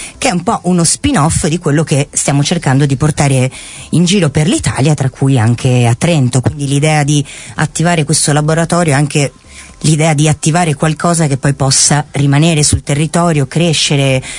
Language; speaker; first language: Italian; native; Italian